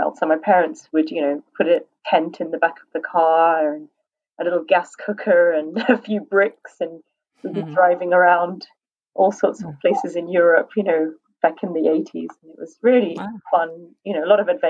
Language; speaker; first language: English; native; English